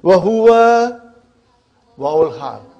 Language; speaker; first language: Arabic; non-native, fluent; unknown